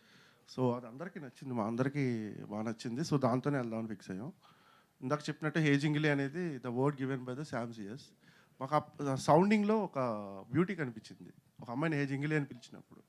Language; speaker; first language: Telugu; native; Telugu